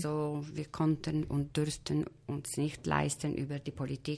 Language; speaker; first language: German; non-native, fluent; Polish